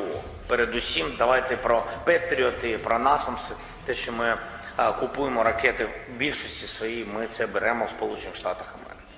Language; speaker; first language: Ukrainian; non-native, local second language; Russian